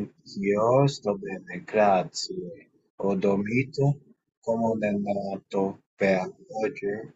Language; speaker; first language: Italian; non-native, learner; Portuguese